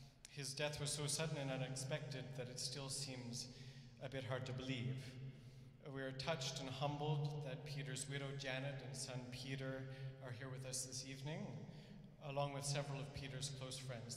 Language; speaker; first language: English; native; English